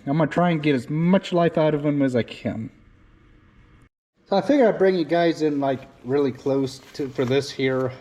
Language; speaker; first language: English; native; English